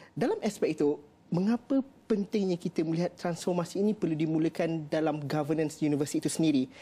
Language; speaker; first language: Malay; native; Malay